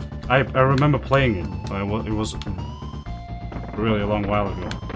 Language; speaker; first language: English; non-native, fluent; Swiss German